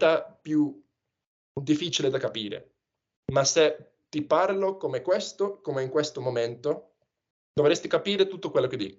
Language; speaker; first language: Italian; non-native, fluent; English